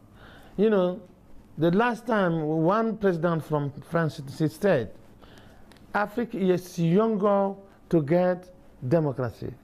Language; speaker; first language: English; non-native, learner; Bambara